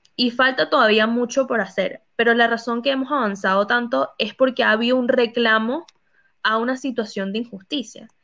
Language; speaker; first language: Spanish; early bilingual, heritage; Spanish